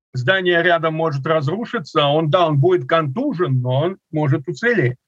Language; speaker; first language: Russian; native; Russian